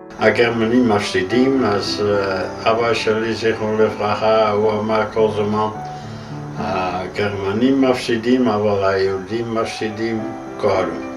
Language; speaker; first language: Hebrew; non-native, fluent; Dutch